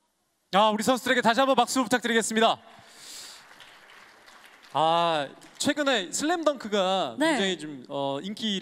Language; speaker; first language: Korean; native; Korean